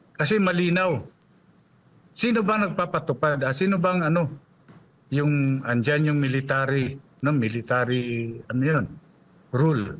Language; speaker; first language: Filipino; non-native, local second language; Cebuano